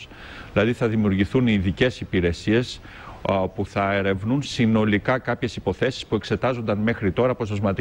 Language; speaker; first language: Greek; native; Greek